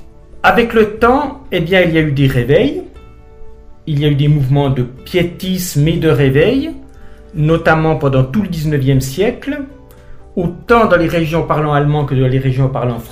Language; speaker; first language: French; native; French